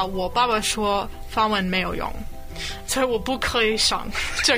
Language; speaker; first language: Chinese; non-native, learner; English